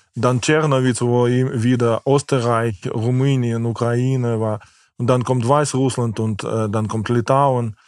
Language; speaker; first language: German; non-native, fluent; Ukrainian